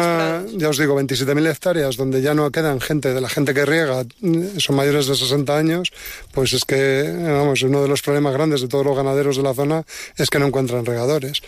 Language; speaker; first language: Spanish; native; Spanish